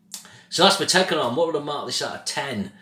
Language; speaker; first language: English; native; English